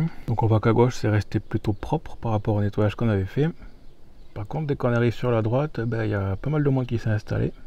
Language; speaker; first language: French; native; French